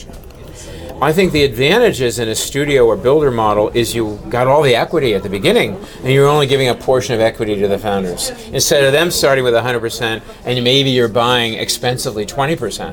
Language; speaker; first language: English; native; English